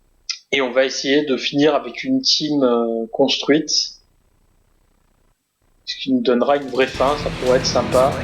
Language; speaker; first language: French; native; French